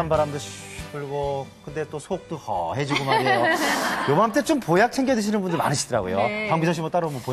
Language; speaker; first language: Korean; native; Korean